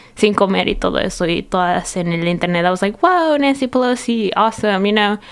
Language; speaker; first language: Spanish; early bilingual, heritage; Spanish